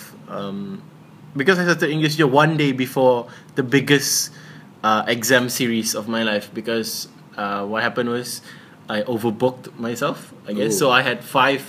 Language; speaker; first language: English; non-native, local second language; Malay